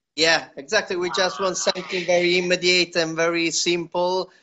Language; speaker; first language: English; non-native, learner; Italian